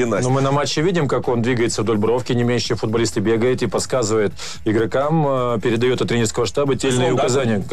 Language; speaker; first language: Russian; native; Russian